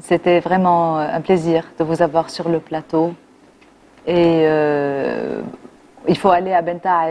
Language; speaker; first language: French; non-native, local second language; Arabic